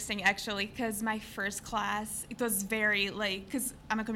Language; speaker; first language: English; non-native, fluent; Portuguese